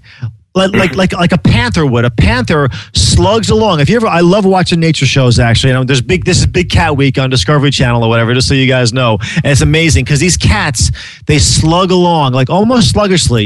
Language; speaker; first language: English; native; English